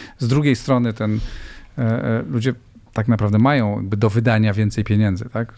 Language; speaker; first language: Polish; native; Polish